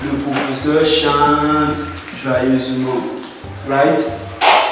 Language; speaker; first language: French; non-native, fluent; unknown